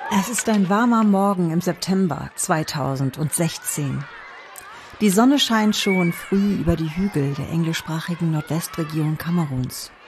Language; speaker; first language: German; native; German